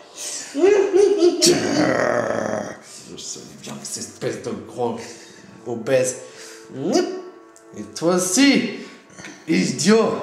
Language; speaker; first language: French; native; French